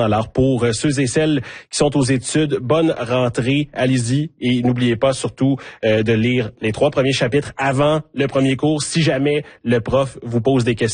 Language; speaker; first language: French; native; French